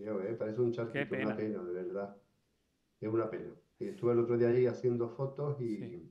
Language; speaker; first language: Spanish; native; Spanish